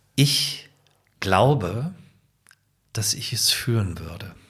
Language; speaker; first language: German; native; German